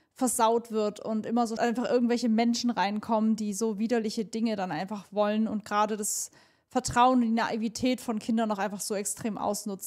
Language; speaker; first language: German; native; German